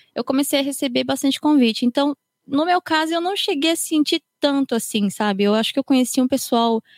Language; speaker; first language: Portuguese; early bilingual, heritage; Japanese